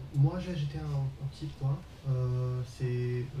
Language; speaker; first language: French; non-native, learner; Arabic